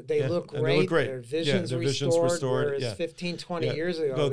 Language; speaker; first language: English; native; English